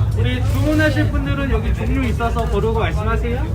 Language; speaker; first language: Korean; native; Korean